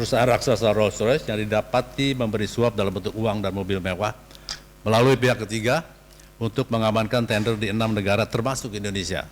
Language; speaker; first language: Indonesian; native; Indonesian